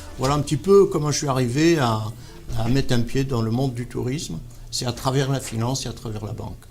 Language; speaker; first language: French; non-native, local second language; Arabic